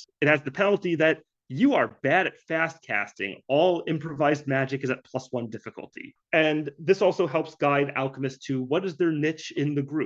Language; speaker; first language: English; native; English